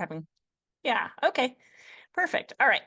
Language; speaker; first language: English; native; English